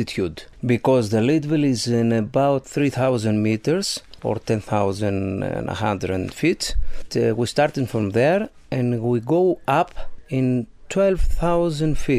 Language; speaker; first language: English; non-native, learner; Greek